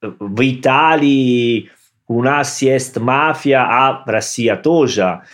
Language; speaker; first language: Russian; non-native, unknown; Italian